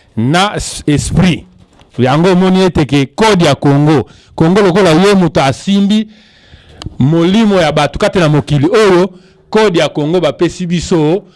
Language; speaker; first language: Lingala; non-native, local second language; Kongo